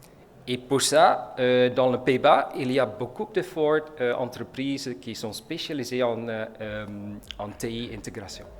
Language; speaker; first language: French; non-native, learner; Dutch